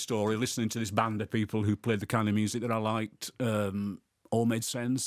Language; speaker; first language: English; native; English